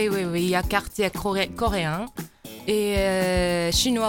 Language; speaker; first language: French; non-native, fluent; Japanese